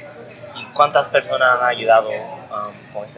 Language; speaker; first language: Spanish; early bilingual, heritage; English